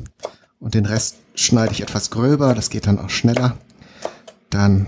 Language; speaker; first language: German; native; German